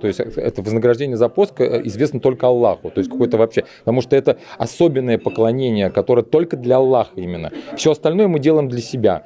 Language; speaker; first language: Russian; native; Russian